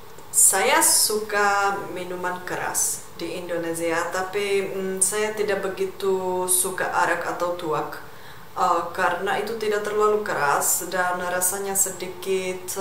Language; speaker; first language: Indonesian; non-native, fluent; Czech